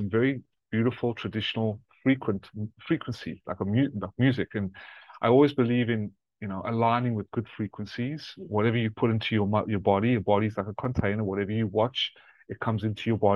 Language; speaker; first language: English; native; English